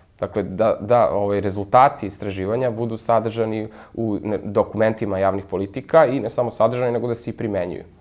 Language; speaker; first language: Serbian; native; Serbian